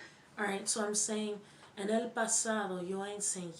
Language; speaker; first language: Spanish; non-native, learner; English